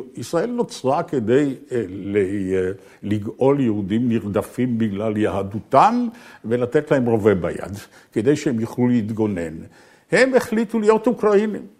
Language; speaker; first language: Hebrew; early bilingual, other home language; Ukrainian